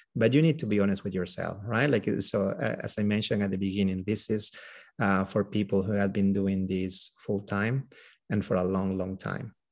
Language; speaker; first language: English; non-native, fluent; Spanish